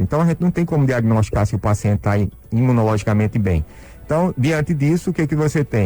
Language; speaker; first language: Portuguese; native; Portuguese